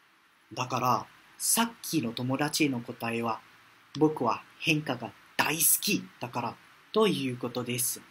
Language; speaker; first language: Japanese; non-native, fluent; Malay